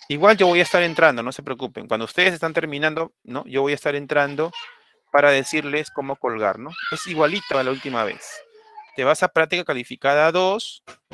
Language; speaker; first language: Spanish; native; Spanish